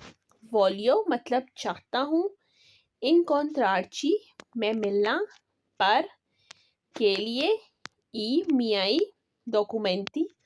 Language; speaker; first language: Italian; non-native, learner; Urdu